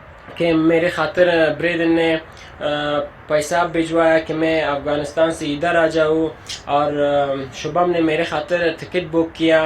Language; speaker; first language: Hindi; non-native, learner; Persian